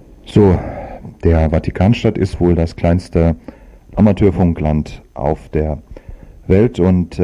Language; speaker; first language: German; native; German